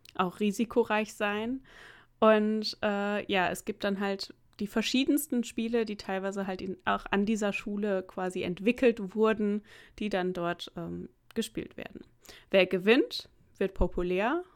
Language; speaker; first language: German; native; German